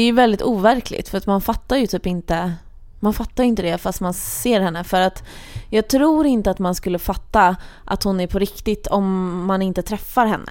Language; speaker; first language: Swedish; native; Swedish